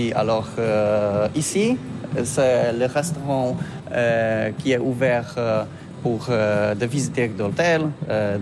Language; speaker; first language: French; non-native, learner; Polish